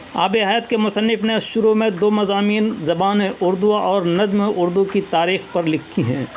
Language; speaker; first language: Urdu; native; Urdu